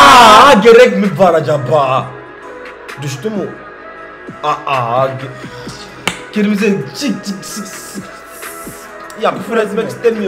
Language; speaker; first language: Turkish; non-native, learner; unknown